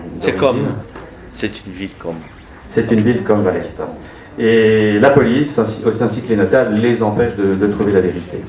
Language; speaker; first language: French; non-native, learner; Portuguese